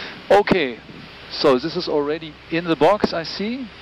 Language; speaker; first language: English; non-native, fluent; German